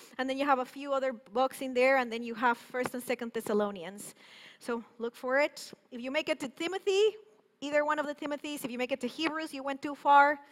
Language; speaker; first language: English; non-native, fluent; Spanish